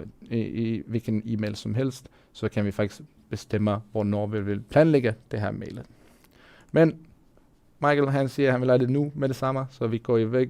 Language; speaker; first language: Danish; non-native, fluent; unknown